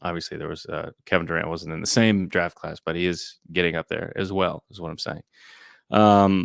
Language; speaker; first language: English; native; English